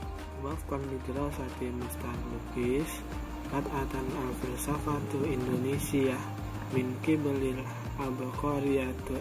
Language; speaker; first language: Arabic; non-native, learner; Indonesian